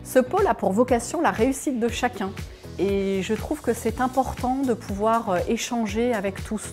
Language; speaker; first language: French; native; French